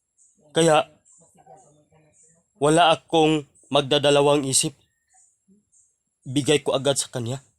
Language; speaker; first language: Filipino; non-native, local second language; Cebuano